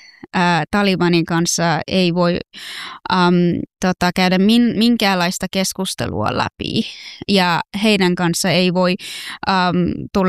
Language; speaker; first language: Finnish; non-native, fluent; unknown